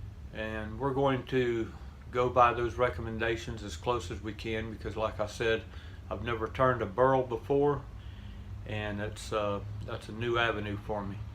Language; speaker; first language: English; native; English